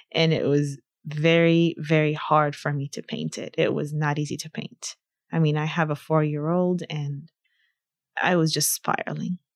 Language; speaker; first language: English; early bilingual, other home language; Arabic